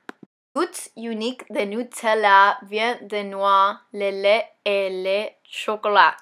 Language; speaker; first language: French; non-native, learner; English